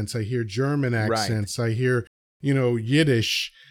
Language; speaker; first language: English; early bilingual, other home language; Spanish